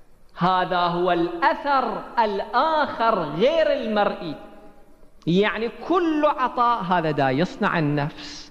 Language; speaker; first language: Arabic; native; Arabic